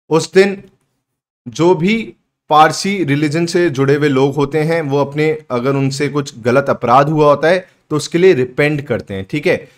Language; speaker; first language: Hindi; native; Hindi